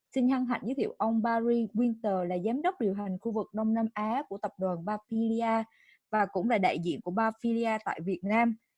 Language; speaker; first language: Vietnamese; native; Vietnamese